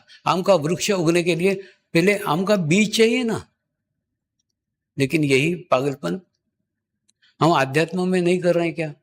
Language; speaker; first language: Hindi; native; Hindi